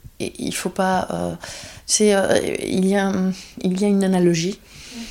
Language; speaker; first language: French; non-native, fluent; Greek